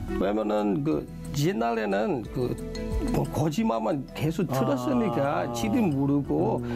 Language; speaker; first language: Korean; non-native, learner; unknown